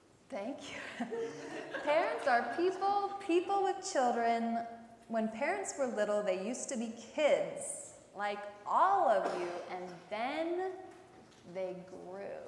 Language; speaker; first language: English; native; English